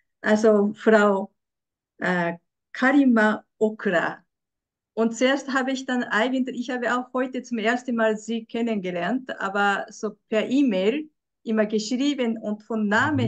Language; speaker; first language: German; non-native, fluent; Japanese